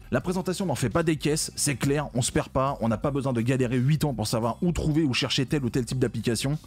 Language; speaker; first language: French; native; French